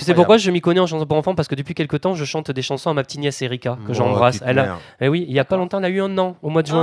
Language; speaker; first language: French; native; French